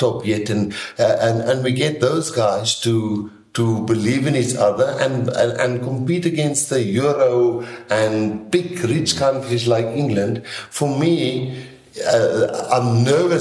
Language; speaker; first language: English; non-native, local second language; Afrikaans